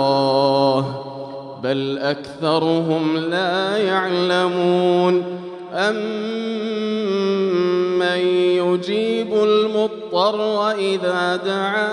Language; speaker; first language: Arabic; native; Arabic